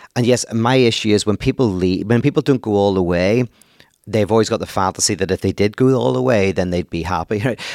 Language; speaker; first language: English; native; English